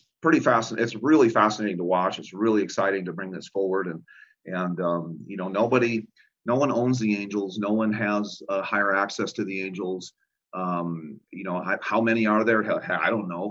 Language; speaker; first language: English; native; English